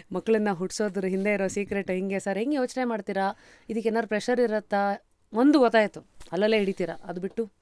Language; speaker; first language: Kannada; native; Kannada